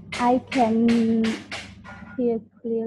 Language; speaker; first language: English; non-native, learner; Vietnamese